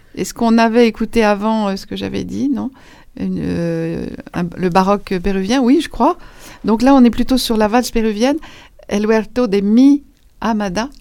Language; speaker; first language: French; native; French